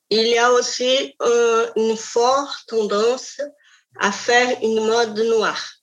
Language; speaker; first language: French; non-native, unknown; Portuguese